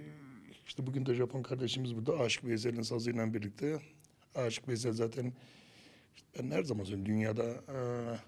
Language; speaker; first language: Turkish; native; Turkish